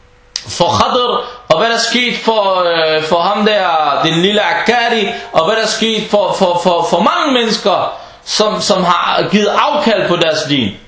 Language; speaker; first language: Danish; early bilingual, other home language; Arabic